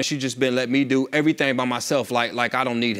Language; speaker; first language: English; native; English